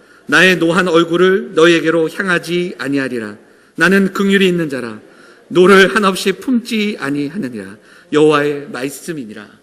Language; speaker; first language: Korean; native; Korean